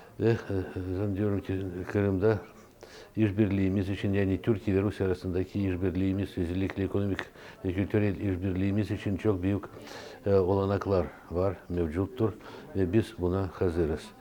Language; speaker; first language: Turkish; non-native, fluent; Russian